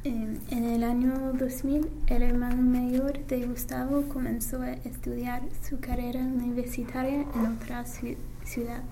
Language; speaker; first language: Spanish; non-native, learner; English